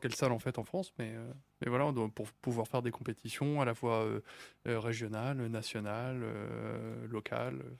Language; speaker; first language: French; native; French